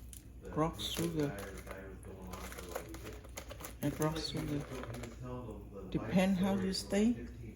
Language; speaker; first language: English; non-native, learner; Vietnamese